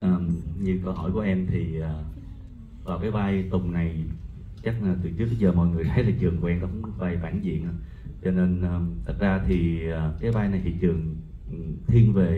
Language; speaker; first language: Vietnamese; native; Vietnamese